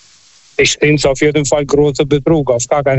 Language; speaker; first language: German; non-native, fluent; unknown